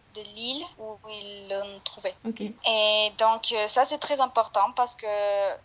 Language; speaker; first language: French; non-native, fluent; Spanish